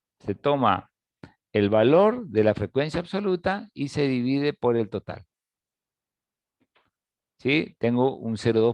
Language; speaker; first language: Spanish; native; Spanish